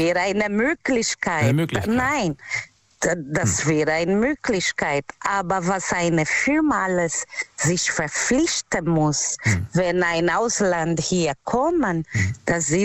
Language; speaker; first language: German; non-native, learner; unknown